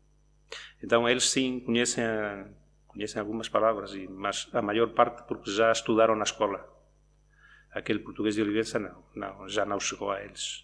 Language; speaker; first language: Portuguese; non-native, local second language; Spanish